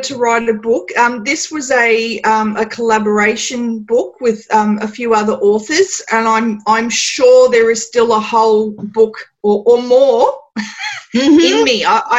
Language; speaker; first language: English; native; English